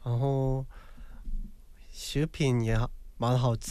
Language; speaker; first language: Chinese; non-native, learner; Korean